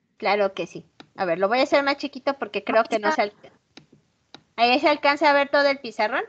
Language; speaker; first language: Spanish; native; Spanish